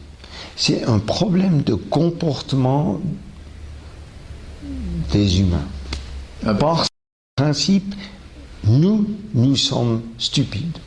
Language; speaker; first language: French; non-native, local second language; German